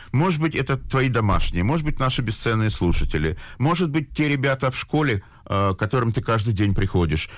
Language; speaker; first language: Russian; native; Russian